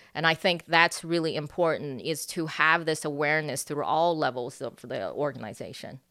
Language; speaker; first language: English; early bilingual, other home language; Chinese